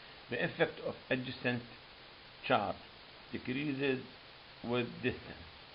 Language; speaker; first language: English; non-native, fluent; Arabic